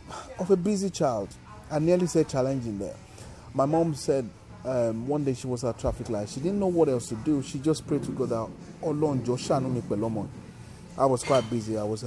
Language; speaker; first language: English; non-native, local second language; Yoruba